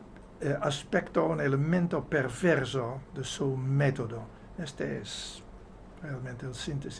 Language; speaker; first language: Spanish; non-native, fluent; Dutch